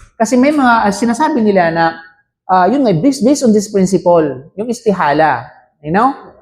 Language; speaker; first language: Filipino; non-native, local second language; Cebuano